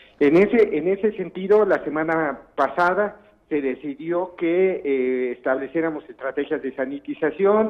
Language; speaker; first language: Spanish; native; Spanish